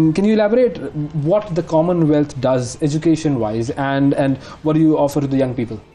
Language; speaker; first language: English; non-native, local second language; Urdu